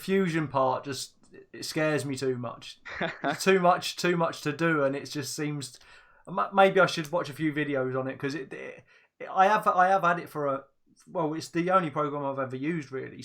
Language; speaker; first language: English; native; English